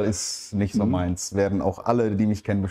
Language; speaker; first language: German; native; German